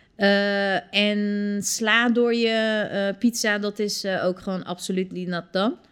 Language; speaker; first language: Dutch; early bilingual, other home language; Turkish